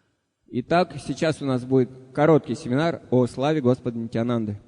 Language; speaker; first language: Russian; native; Russian